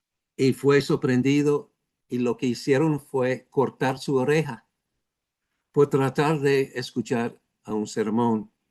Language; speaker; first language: Spanish; non-native, fluent; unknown